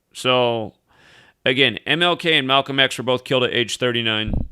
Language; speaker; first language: English; native; English